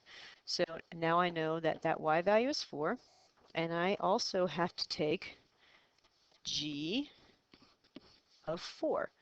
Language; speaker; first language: English; native; English